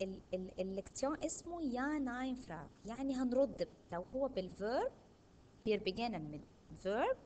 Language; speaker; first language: German; non-native, fluent; Arabic